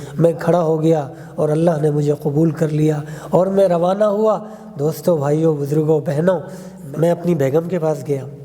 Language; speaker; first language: Urdu; non-native, local second language; Pashto